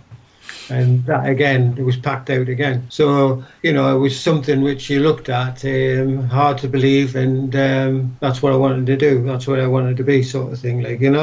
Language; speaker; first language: English; native; English